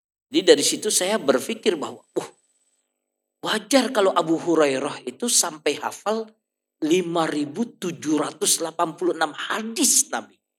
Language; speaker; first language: Indonesian; non-native, fluent; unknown